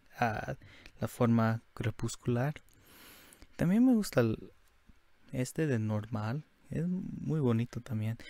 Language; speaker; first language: Spanish; early bilingual, heritage; English